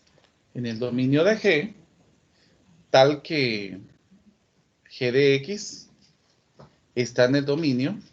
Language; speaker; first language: Spanish; native; Spanish